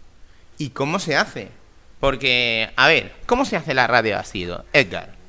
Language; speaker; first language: Spanish; native; Spanish